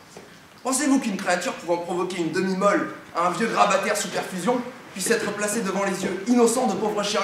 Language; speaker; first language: French; native; French